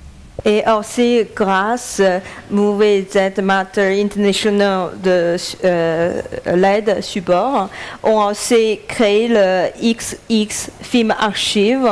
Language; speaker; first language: French; non-native, learner; Chinese